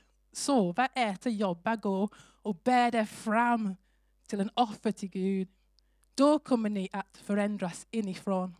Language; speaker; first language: Swedish; non-native, fluent; English